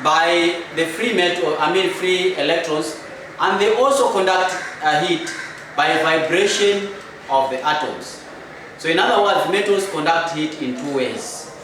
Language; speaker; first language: English; non-native, local second language; Swahili